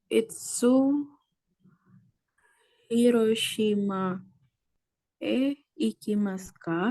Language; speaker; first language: Japanese; non-native, learner; Indonesian